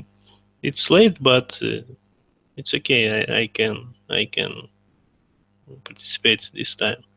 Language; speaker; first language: English; non-native, learner; Russian